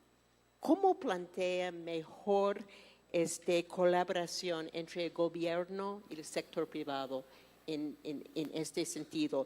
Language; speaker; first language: Spanish; non-native, fluent; English